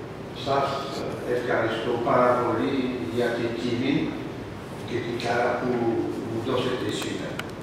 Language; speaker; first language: Greek; non-native, learner; French